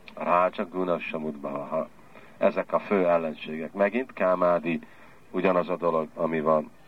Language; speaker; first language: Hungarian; early bilingual, heritage; Hungarian